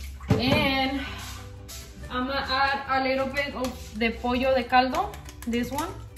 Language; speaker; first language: English; early bilingual, other home language; Spanish